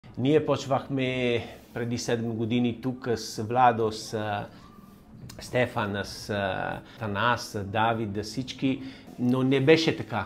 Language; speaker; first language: Bulgarian; non-native, learner; Italian